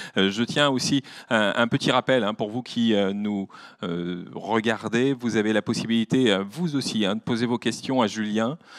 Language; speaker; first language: French; native; French